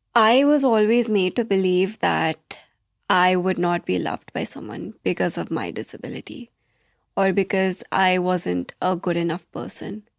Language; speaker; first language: English; native; English